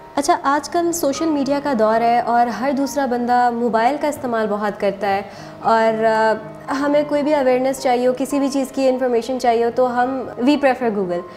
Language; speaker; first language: Urdu; native; Urdu